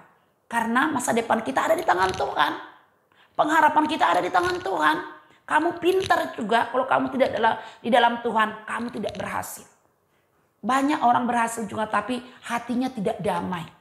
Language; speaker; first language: Indonesian; native; Indonesian